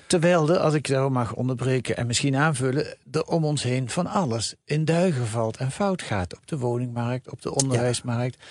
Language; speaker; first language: Dutch; native; Dutch